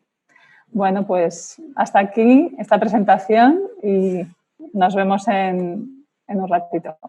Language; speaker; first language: Spanish; native; Spanish